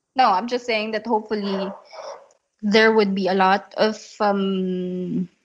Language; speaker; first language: English; non-native, local second language; Filipino